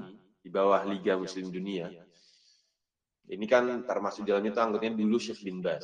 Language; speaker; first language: Indonesian; native; Indonesian